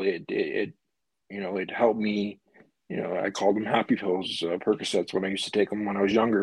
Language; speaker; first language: English; native; English